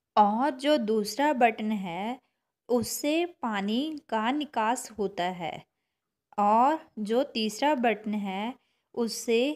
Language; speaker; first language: Hindi; non-native, local second language; Punjabi